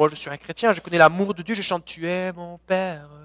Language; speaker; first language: French; native; French